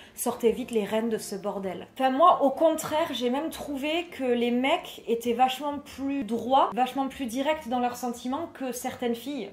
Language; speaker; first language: French; native; French